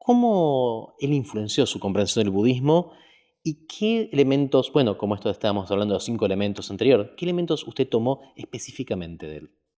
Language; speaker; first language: Spanish; native; Spanish